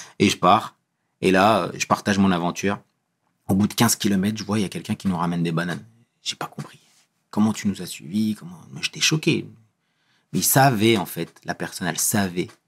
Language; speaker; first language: French; early bilingual, other home language; Kabyle